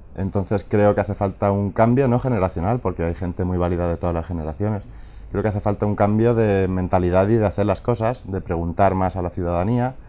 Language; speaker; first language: Spanish; native; Spanish